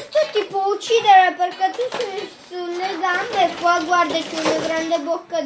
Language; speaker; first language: Italian; early bilingual, other home language; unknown